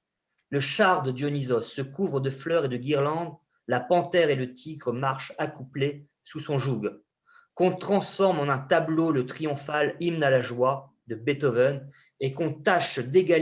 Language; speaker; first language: French; native; French